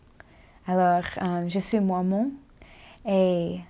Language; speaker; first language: French; non-native, learner; English